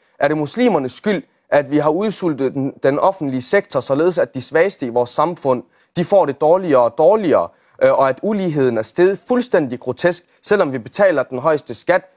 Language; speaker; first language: Danish; early bilingual, other home language; Arabic